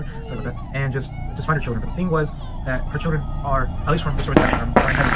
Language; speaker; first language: English; native; English